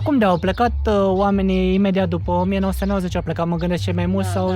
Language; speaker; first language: Romanian; native; Romanian